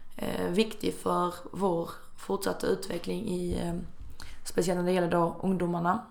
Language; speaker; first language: Swedish; native; Swedish